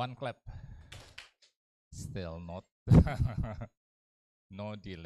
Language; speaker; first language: English; non-native, learner; Indonesian